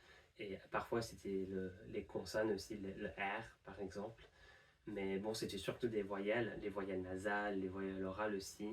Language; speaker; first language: French; non-native, fluent; English